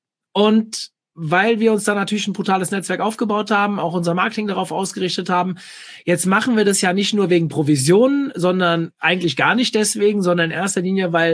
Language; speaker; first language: German; native; German